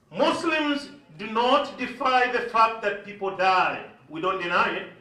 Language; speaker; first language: English; non-native, local second language; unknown